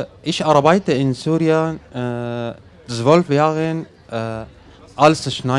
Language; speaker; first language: German; non-native, learner; Arabic